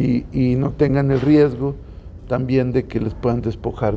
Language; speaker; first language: Spanish; native; Spanish